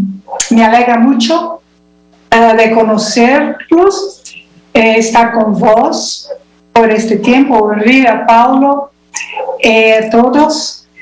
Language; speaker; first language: Spanish; non-native, learner; Portuguese